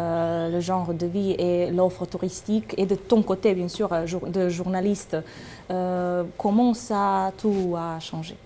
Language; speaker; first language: French; non-native, fluent; Serbian